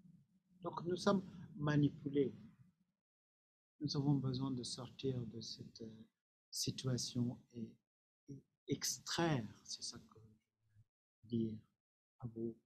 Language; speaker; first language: French; non-native, fluent; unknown